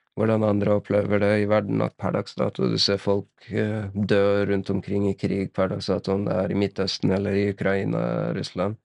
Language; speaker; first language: Norwegian; early bilingual, other home language; Arabic